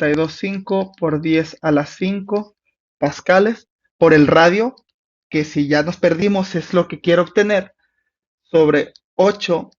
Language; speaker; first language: Spanish; native; Spanish